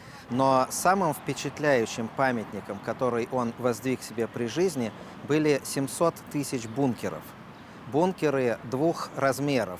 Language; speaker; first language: Russian; native; Russian